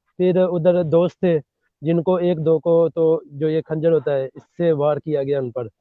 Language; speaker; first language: Urdu; non-native, local second language; Punjabi